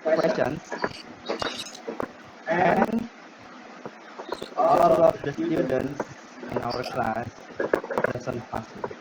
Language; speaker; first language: English; non-native, learner; Indonesian